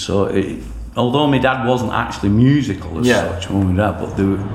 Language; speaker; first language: English; native; English